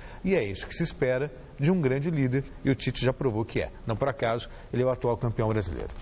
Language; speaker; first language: Portuguese; native; Portuguese